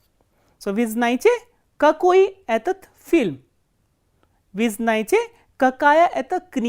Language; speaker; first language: Russian; non-native, fluent; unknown